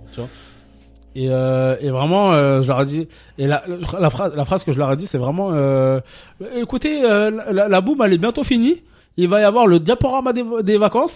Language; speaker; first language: French; native; French